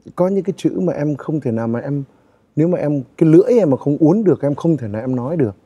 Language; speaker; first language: Vietnamese; native; Vietnamese